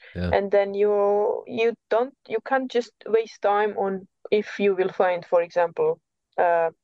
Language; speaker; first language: English; non-native, learner; Serbian